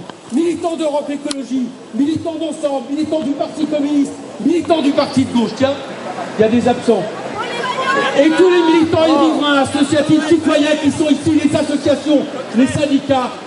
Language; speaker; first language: French; native; French